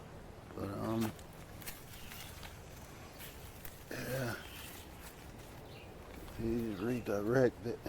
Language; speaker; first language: English; native; English